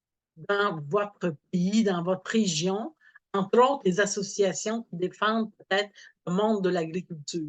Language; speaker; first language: French; native; French